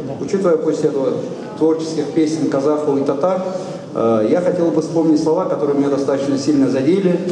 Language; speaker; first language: Russian; non-native, local second language; Kumyk